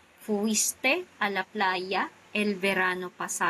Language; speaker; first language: Spanish; non-native, fluent; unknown